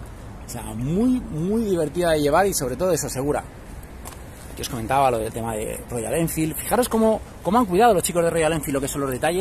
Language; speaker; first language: Spanish; native; Spanish